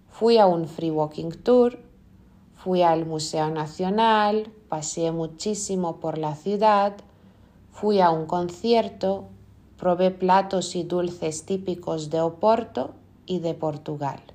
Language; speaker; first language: Spanish; non-native, fluent; Lithuanian